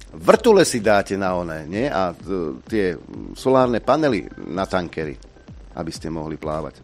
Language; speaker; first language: Slovak; native; Slovak